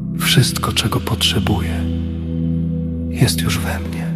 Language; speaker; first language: Polish; native; Polish